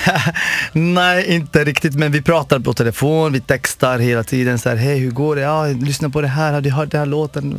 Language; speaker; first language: Swedish; non-native, fluent; Arabic